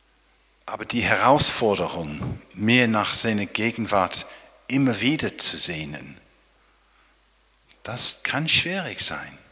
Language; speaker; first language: German; non-native, fluent; English